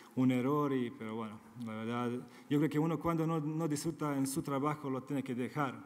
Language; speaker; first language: Spanish; non-native, fluent; Serbian